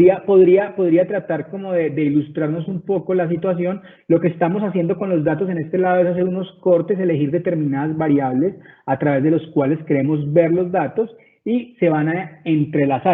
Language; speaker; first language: Spanish; native; Spanish